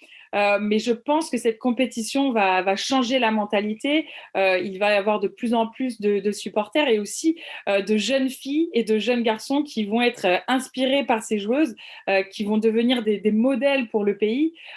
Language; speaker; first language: French; native; French